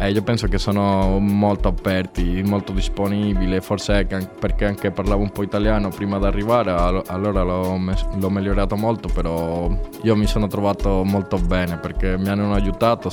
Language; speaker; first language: Italian; non-native, learner; Spanish